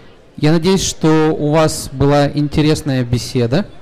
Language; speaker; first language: Russian; native; Russian